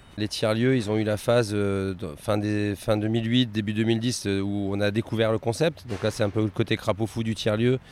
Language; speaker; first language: French; native; French